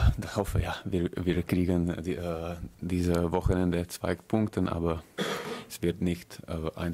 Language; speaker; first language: German; non-native, learner; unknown